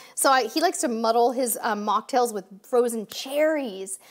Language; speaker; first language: English; native; English